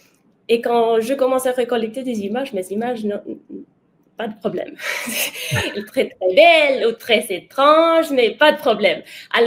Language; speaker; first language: French; non-native, learner; Spanish